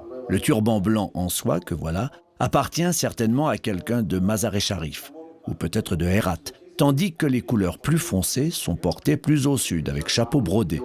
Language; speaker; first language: French; native; French